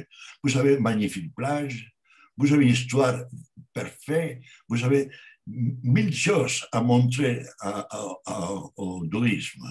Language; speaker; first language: French; non-native, learner; Spanish